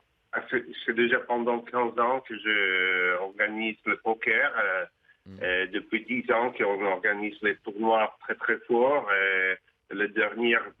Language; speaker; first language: French; non-native, fluent; Russian